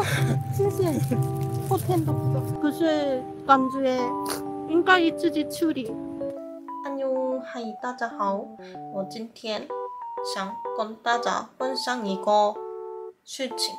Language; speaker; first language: Chinese; non-native, fluent; Korean